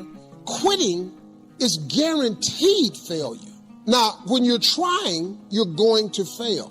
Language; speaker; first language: English; native; English